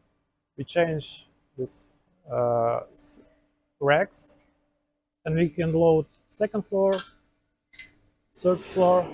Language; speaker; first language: English; non-native, learner; Ukrainian